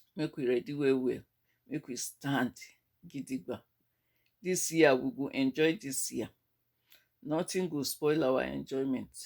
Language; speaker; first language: Nigerian Pidgin; native; Nigerian Pidgin